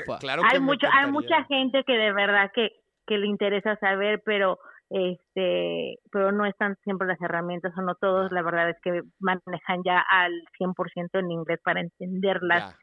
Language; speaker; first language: Spanish; native; Spanish